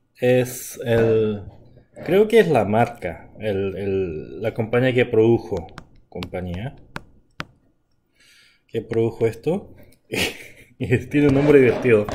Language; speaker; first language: Spanish; non-native, fluent; Korean